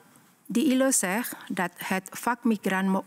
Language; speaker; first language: Dutch; non-native, learner; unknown